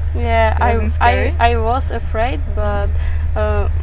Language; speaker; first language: English; non-native, fluent; Czech